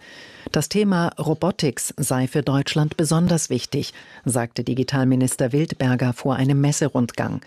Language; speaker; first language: German; native; German